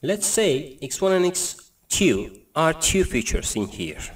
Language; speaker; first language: English; non-native, learner; Turkish